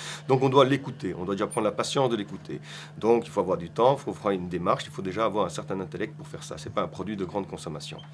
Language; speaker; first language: French; native; French